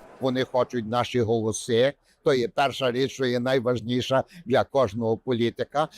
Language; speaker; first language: Ukrainian; early bilingual, heritage; Ukrainian